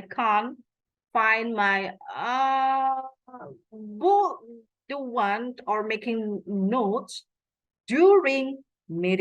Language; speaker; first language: English; non-native, fluent; Indonesian